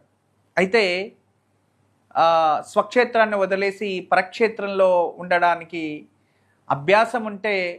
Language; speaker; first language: Telugu; native; Telugu